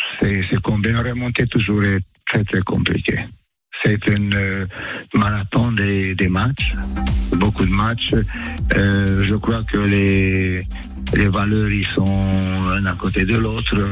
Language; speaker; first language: French; non-native, fluent; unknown